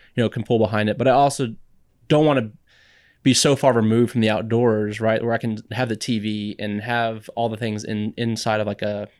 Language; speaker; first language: English; native; English